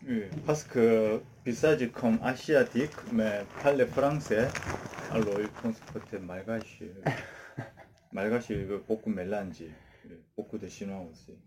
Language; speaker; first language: French; non-native, learner; Korean